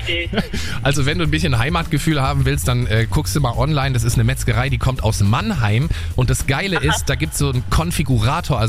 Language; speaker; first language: German; native; German